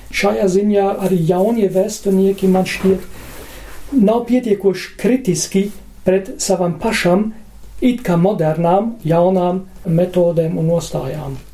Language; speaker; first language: Latvian; non-native, fluent; German